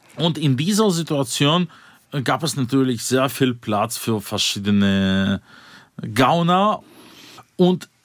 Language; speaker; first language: German; non-native, fluent; Russian